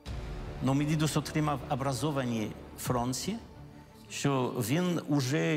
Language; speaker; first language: Ukrainian; non-native, learner; French